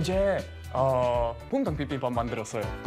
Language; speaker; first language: Korean; non-native, learner; English